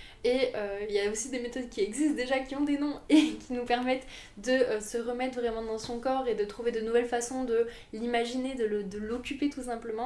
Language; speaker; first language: French; native; French